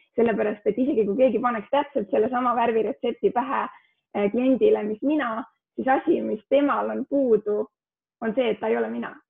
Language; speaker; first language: Estonian; early bilingual, heritage; Estonian